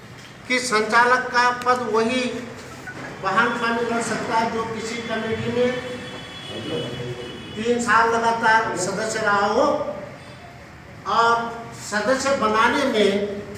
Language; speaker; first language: Hindi; native; Hindi